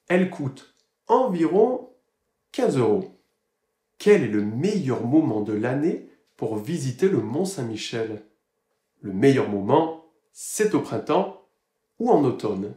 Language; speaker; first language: French; native; French